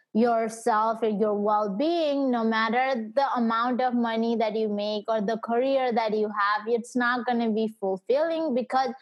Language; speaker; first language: English; non-native, local second language; Nepali